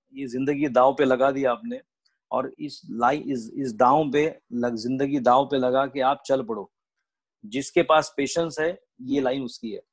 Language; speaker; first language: Hindi; non-native, local second language; Marathi